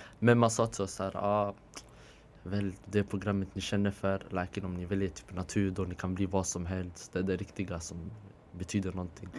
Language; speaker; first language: Swedish; native; Swedish